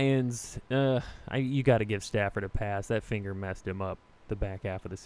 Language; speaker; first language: English; native; English